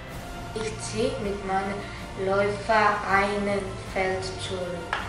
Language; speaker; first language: German; non-native, learner; Croatian